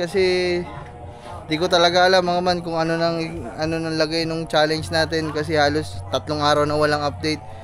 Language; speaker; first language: Filipino; non-native, local second language; Cebuano